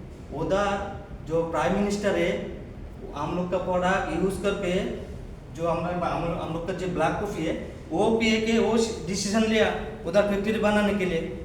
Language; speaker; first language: Hindi; non-native, fluent; Bangla